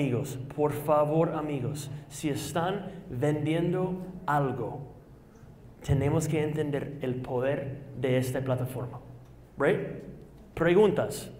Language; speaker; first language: Spanish; non-native, fluent; English